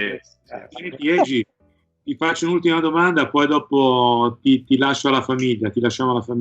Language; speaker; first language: Italian; native; Italian